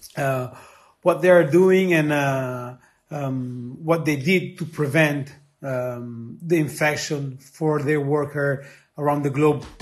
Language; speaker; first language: English; non-native, fluent; Italian